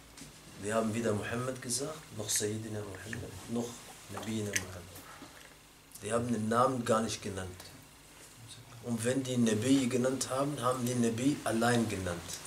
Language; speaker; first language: German; non-native, fluent; Arabic